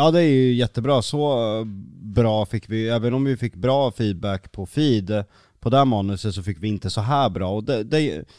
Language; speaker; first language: Swedish; native; Swedish